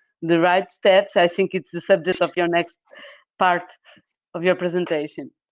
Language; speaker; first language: English; non-native, fluent; Portuguese